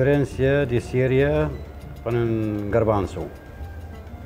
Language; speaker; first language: Spanish; non-native, learner; German